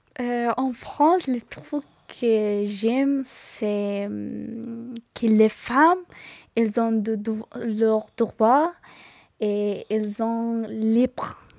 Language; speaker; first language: French; non-native, learner; Persian